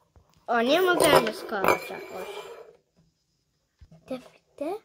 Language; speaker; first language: Polish; early bilingual, heritage; English